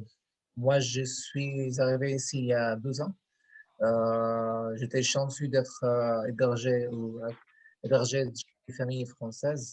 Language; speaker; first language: French; non-native, fluent; Arabic